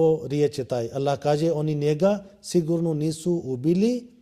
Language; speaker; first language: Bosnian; non-native, learner; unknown